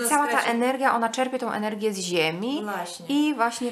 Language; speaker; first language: Polish; native; Polish